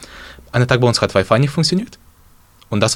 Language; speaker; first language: German; non-native, learner; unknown